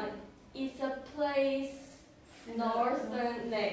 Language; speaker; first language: English; non-native, learner; Chinese